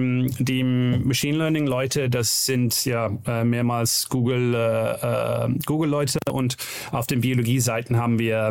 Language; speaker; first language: German; non-native, learner; Dutch